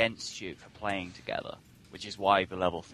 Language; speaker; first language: English; native; English